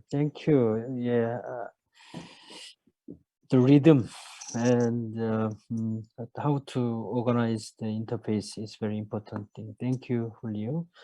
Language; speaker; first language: English; non-native, fluent; Korean